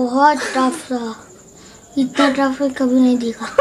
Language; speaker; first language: Hindi; non-native, local second language; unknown